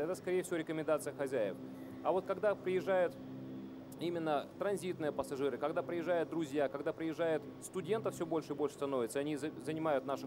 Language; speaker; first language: Russian; native; Russian